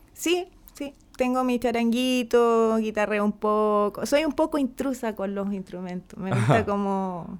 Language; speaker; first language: Spanish; native; Spanish